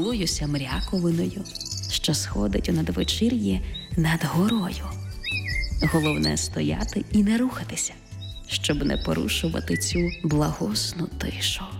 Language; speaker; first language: Ukrainian; native; Ukrainian